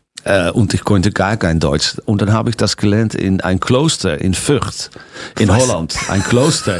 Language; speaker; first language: German; non-native, fluent; Dutch